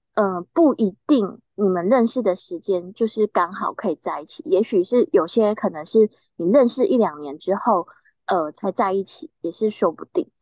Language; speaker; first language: Chinese; native; Chinese